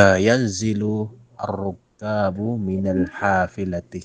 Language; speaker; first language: Arabic; non-native, learner; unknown